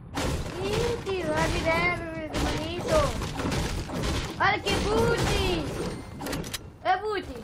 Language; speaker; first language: Spanish; non-native, learner; Portuguese